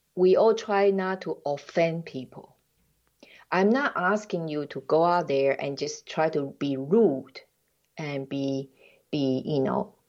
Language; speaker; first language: English; non-native, fluent; Chinese